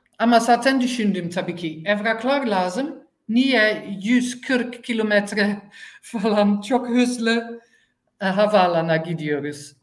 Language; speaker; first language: Turkish; non-native, learner; Dutch